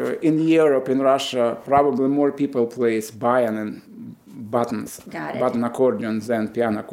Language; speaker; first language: English; non-native, fluent; Romanian